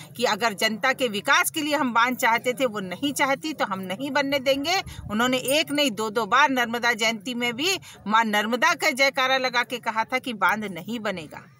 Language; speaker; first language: Hindi; native; Hindi